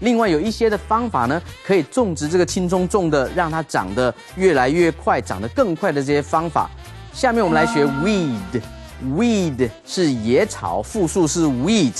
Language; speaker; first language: Chinese; native; Chinese